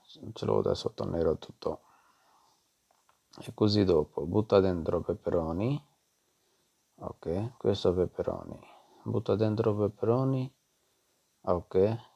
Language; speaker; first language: Italian; non-native, learner; Punjabi